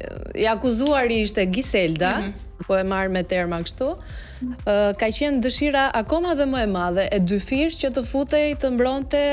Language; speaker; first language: Albanian; native; Albanian